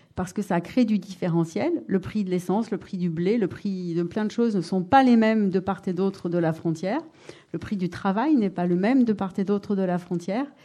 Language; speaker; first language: French; native; French